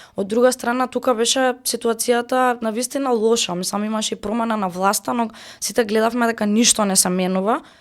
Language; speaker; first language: Macedonian; native; Macedonian